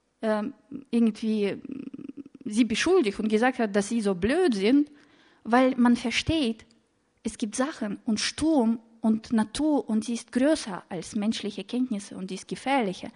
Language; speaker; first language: German; non-native, fluent; Russian